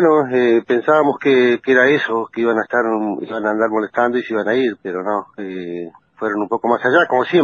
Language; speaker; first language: Spanish; native; Spanish